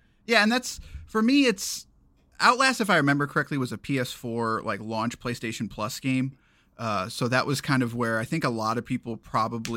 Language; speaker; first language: English; native; English